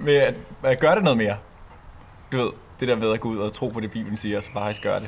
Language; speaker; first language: Danish; native; Danish